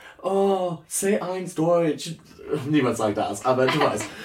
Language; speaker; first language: German; non-native, learner; English